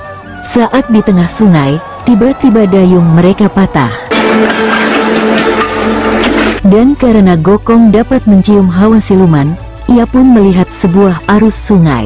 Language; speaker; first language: Indonesian; native; Indonesian